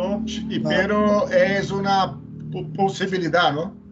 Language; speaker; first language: Spanish; non-native, learner; Portuguese